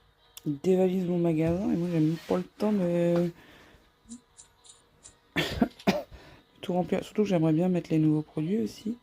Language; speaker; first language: French; native; French